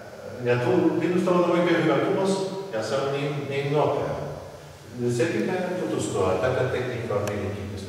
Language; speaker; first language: Finnish; non-native, learner; Russian